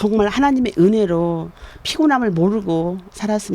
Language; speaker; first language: Korean; native; Korean